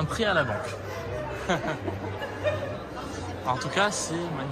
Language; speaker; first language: French; native; French